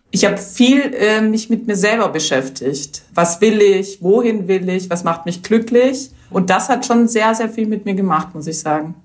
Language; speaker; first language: German; native; German